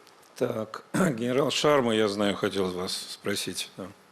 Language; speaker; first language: Russian; native; Russian